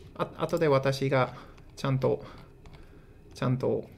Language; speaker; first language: Japanese; non-native, fluent; English